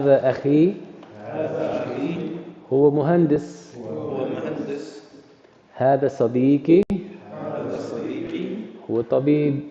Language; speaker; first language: Arabic; non-native, fluent; English